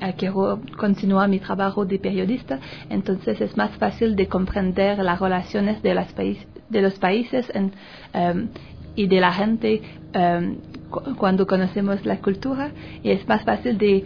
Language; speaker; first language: Spanish; non-native, learner; French